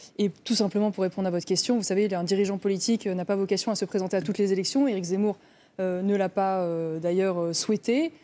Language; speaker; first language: French; native; French